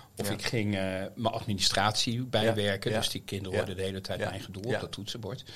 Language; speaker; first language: Dutch; native; Dutch